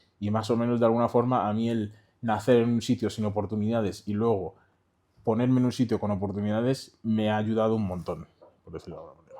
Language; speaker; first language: Spanish; early bilingual, other home language; Haitian Creole